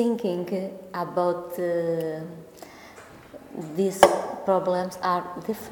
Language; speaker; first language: English; non-native, learner; Portuguese